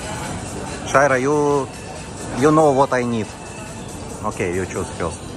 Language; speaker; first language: English; non-native, learner; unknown